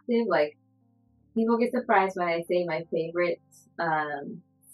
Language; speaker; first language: English; non-native, fluent; Japanese